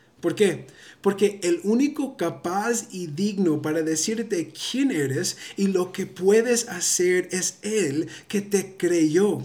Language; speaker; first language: Spanish; early bilingual, heritage; Spanish